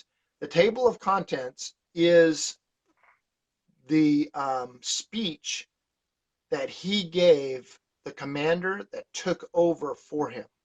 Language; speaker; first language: English; native; English